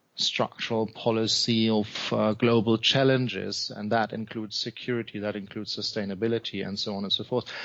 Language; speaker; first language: English; non-native, fluent; German